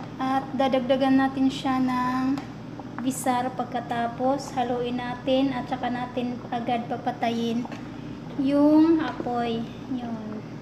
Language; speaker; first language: Filipino; non-native, local second language; Cebuano